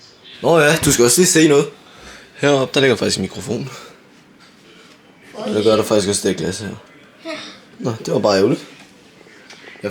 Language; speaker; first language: Danish; native; Danish